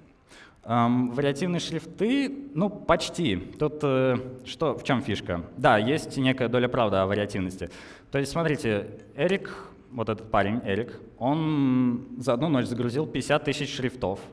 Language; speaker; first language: Russian; native; Russian